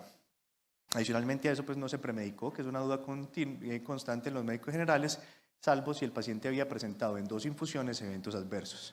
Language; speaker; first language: Spanish; native; Spanish